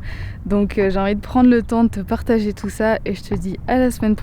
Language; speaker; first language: French; native; French